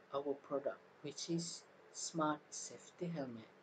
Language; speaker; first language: English; non-native, local second language; Malay